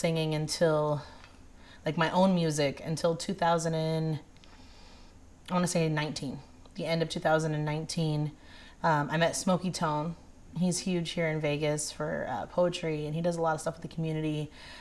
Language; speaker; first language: English; native; English